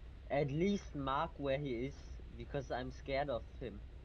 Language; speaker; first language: English; non-native, fluent; German